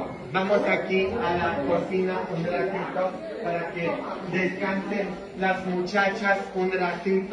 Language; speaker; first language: Spanish; non-native, fluent; Polish